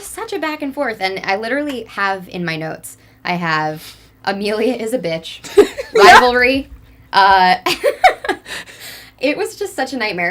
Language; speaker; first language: English; native; English